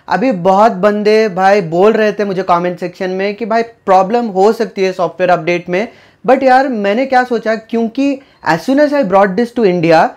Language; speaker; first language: Hindi; native; Hindi